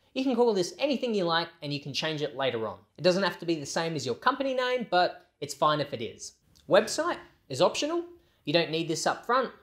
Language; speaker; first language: English; native; English